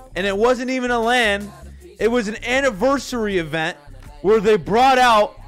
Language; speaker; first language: English; native; English